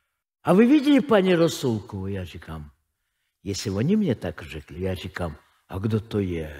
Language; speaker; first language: Czech; non-native, fluent; Russian